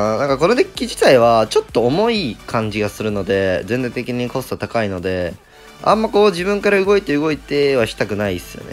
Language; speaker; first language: Japanese; native; Japanese